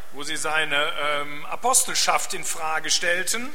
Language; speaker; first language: German; native; German